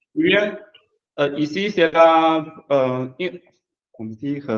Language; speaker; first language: French; non-native, learner; Chinese